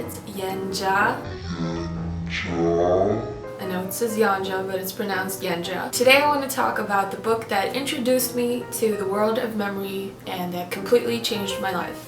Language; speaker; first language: English; non-native, fluent; Swedish